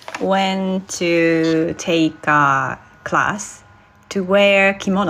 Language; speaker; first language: English; non-native, learner; Japanese